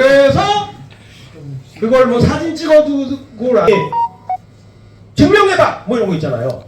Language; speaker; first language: Korean; native; Korean